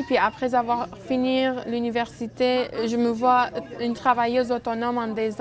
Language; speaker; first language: French; early bilingual, other home language; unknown